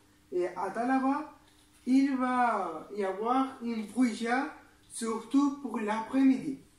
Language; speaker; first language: French; non-native, learner; Spanish